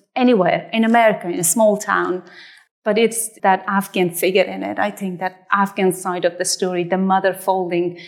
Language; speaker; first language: English; non-native, fluent; Persian